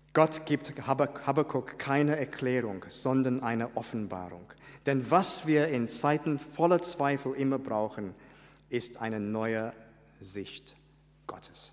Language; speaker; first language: German; non-native, fluent; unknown